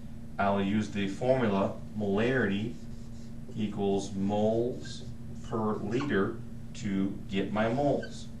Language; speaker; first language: English; native; English